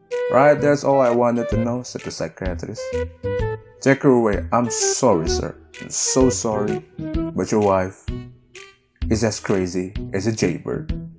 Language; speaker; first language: English; non-native, fluent; Indonesian